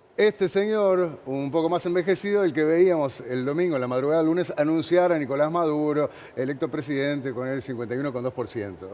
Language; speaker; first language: Spanish; native; Spanish